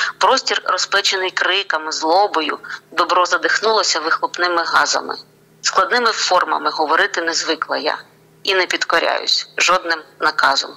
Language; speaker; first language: Ukrainian; non-native, local second language; Russian